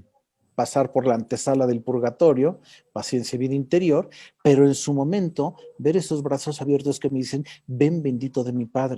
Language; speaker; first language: Spanish; native; Spanish